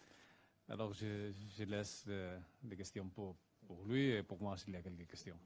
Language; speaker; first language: French; non-native, fluent; Spanish